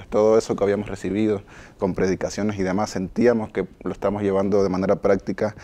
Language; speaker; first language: Spanish; native; Spanish